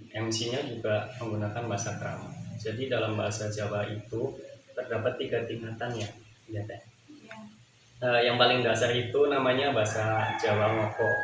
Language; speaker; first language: Indonesian; non-native, local second language; Javanese